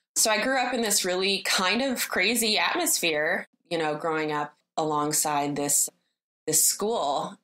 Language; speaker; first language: English; native; English